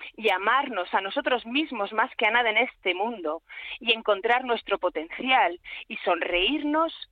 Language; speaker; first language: Spanish; native; Spanish